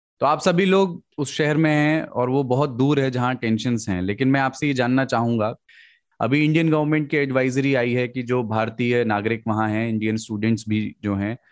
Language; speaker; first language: Hindi; native; Hindi